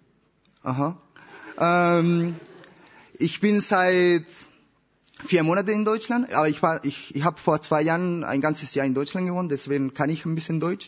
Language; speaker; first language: German; non-native, learner; Spanish